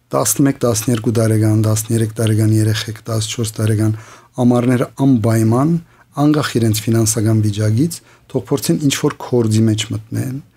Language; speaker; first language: Armenian; early bilingual, heritage; Armenian